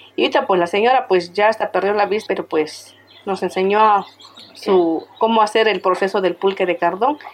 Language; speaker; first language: Spanish; native; Spanish